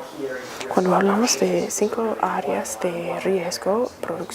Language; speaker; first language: Spanish; non-native, fluent; English